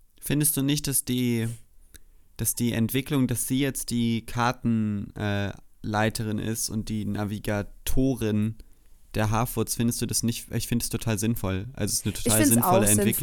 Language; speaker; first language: German; native; German